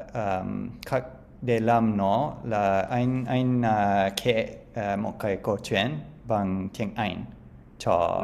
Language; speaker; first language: Vietnamese; non-native, learner; English